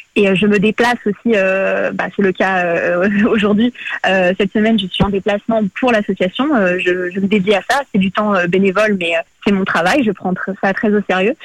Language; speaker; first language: French; early bilingual, other home language; Portuguese